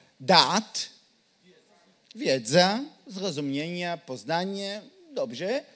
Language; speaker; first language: Polish; non-native, learner; Hebrew